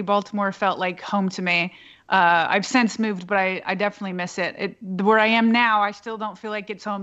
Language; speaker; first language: English; native; English